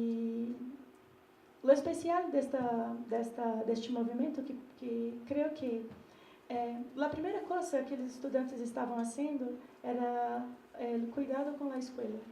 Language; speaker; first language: Spanish; non-native, learner; Portuguese